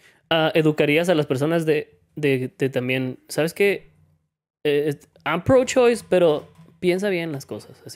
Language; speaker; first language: Spanish; native; Spanish